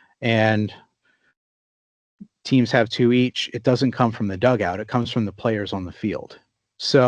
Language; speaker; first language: English; native; English